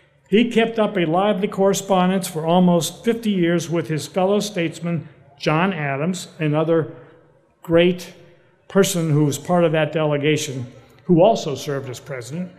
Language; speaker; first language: English; native; English